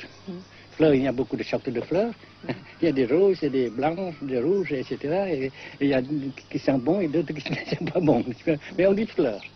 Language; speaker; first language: French; non-native, fluent; Vietnamese